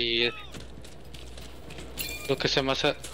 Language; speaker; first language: Spanish; native; Spanish